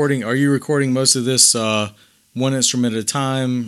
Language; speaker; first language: English; native; English